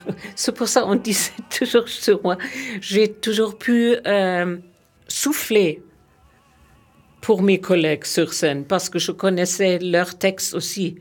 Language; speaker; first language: French; non-native, fluent; German